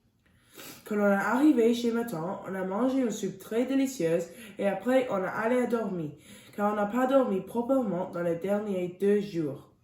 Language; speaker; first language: French; non-native, learner; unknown